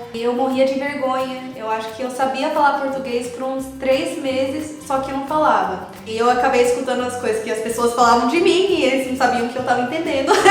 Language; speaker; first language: Portuguese; early bilingual, other home language; English